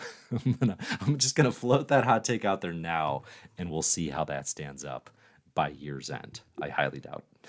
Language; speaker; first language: English; native; English